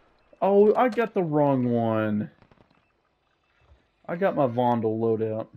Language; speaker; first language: English; native; English